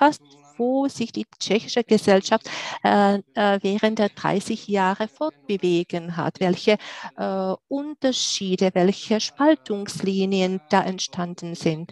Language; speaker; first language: German; non-native, fluent; Czech